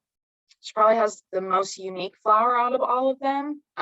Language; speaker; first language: English; native; English